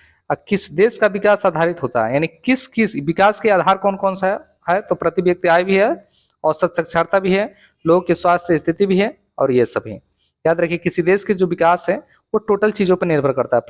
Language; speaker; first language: Hindi; native; Hindi